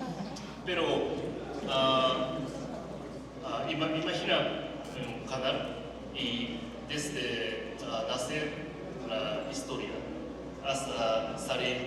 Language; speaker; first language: Spanish; non-native, learner; Japanese